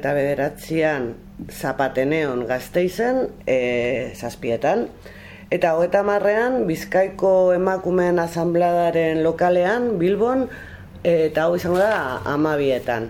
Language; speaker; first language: Basque; non-native, local second language; Spanish